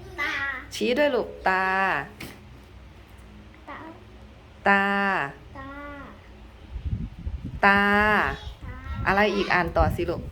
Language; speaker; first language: Thai; native; Thai